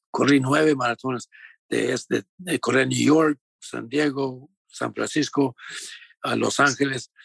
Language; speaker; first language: Spanish; native; Spanish